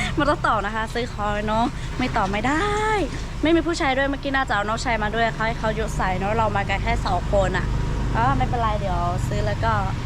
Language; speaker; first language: Thai; non-native, local second language; Lahu